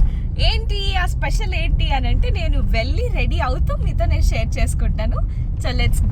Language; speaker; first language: Telugu; native; Telugu